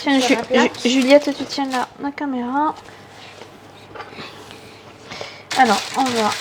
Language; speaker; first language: French; native; French